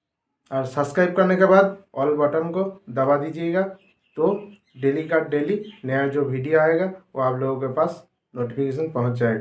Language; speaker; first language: Hindi; non-native, local second language; Nepali